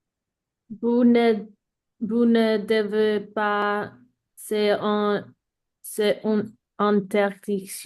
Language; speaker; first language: French; non-native, learner; English